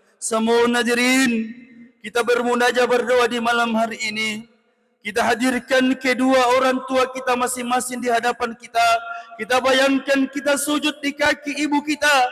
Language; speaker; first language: Malay; non-native, local second language; Buginese